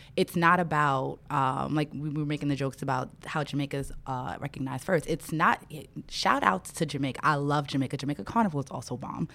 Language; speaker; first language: English; native; English